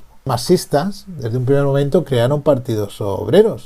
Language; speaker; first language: Spanish; native; Spanish